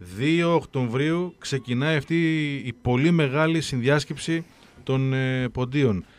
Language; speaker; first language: Greek; native; Greek